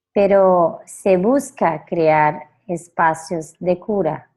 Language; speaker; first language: Spanish; non-native, fluent; Portuguese